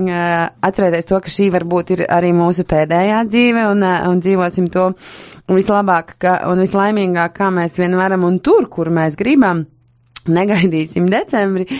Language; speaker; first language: Latvian; native; Latvian